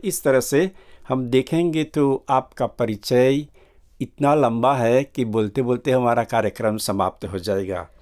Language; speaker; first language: Hindi; early bilingual, heritage; Hindi